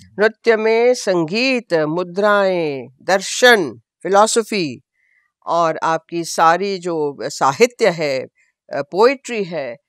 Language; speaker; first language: Hindi; non-native, local second language; Gujarati